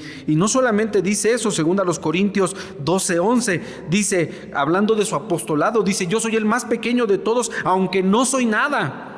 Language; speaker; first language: Spanish; native; Spanish